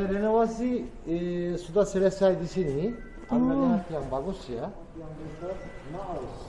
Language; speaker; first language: Indonesian; non-native, learner; Turkish